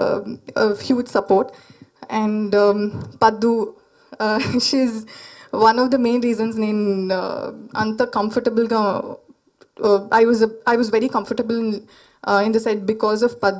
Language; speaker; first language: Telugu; non-native, learner; Malayalam